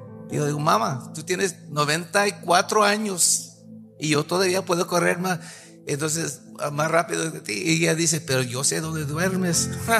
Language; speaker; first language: Spanish; early bilingual, heritage; Spanish